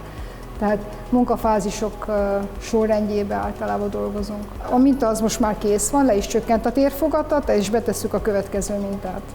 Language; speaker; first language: Hungarian; native; Hungarian